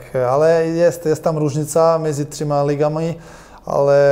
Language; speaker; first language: Polish; non-native, learner; Croatian